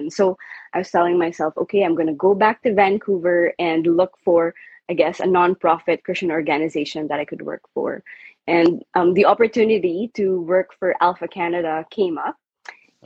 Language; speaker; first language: English; non-native, local second language; Filipino